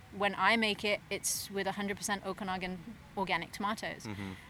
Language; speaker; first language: English; native; English